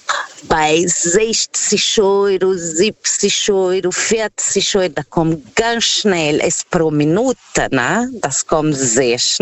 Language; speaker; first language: German; non-native, learner; Portuguese